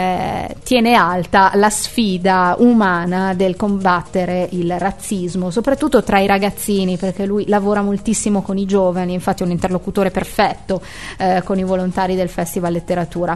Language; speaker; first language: Italian; native; Italian